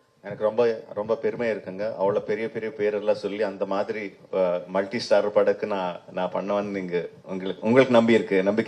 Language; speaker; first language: Tamil; non-native, fluent; Telugu